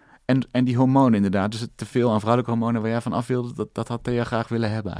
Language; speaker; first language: Dutch; native; Dutch